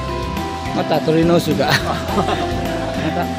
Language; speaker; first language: Japanese; non-native, fluent; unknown